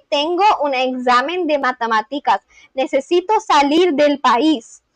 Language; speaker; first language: Spanish; non-native, learner; English